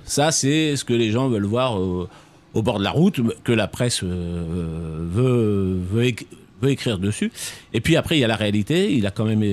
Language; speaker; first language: French; native; French